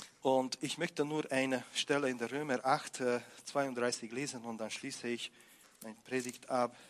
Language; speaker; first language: German; non-native, fluent; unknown